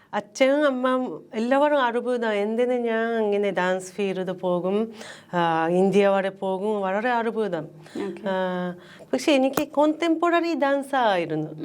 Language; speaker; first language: Malayalam; non-native, learner; Japanese